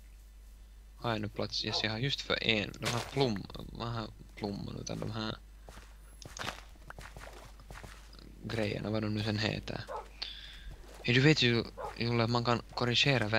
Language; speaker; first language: Swedish; non-native, local second language; Finnish